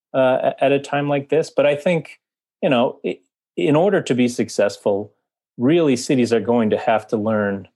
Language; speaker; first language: English; native; English